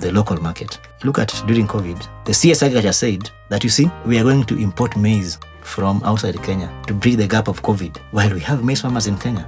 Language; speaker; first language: English; non-native, local second language; Luo (Kenya and Tanzania)